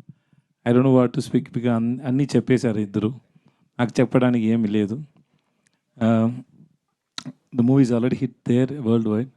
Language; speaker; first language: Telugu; non-native, learner; Tamil